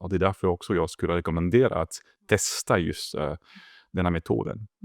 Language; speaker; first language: Swedish; non-native, fluent; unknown